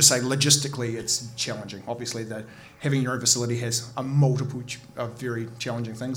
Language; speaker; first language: English; native; English